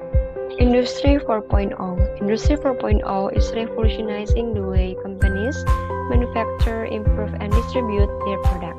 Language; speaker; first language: English; non-native, learner; Indonesian